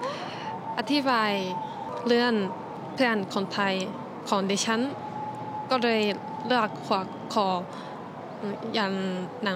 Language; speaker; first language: Thai; non-native, learner; Japanese